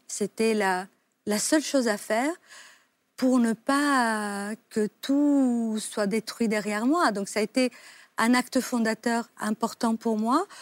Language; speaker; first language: French; non-native, fluent; Italian